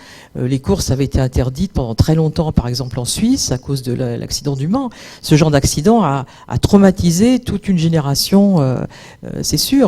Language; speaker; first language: French; native; French